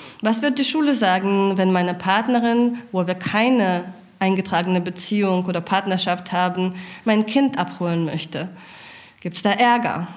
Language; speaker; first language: German; non-native, fluent; Russian